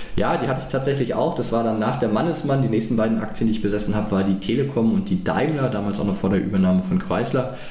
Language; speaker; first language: German; native; German